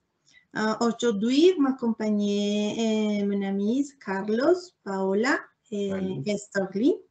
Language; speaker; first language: French; non-native, learner; Spanish